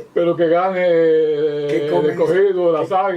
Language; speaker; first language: Spanish; native; Spanish